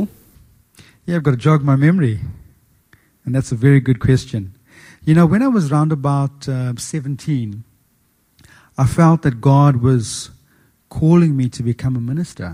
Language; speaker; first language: English; native; English